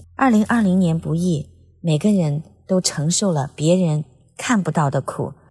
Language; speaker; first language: Chinese; native; Chinese